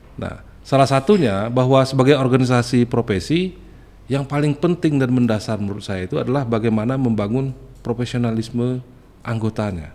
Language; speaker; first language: Indonesian; native; Indonesian